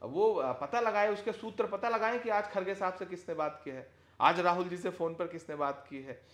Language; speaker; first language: Hindi; native; Hindi